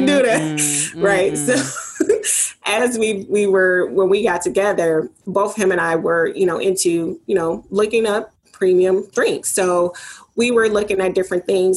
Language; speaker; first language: English; native; English